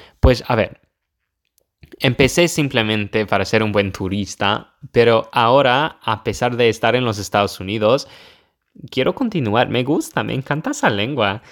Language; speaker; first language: Spanish; non-native, fluent; English